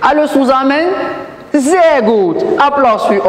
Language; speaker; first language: German; non-native, learner; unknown